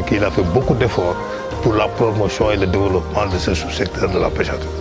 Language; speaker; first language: French; non-native, local second language; Wolof